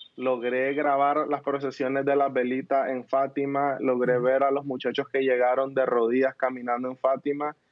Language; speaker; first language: Spanish; native; Spanish